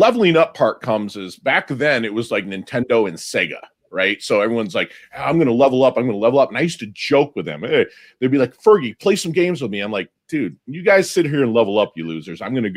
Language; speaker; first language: English; native; English